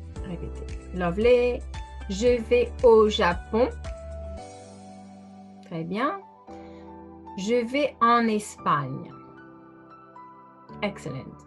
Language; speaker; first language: French; non-native, fluent; English